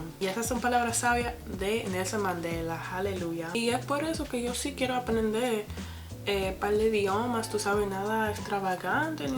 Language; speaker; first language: Spanish; non-native, fluent; English